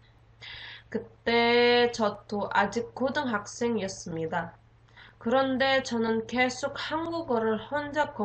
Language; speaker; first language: Korean; non-native, learner; Indonesian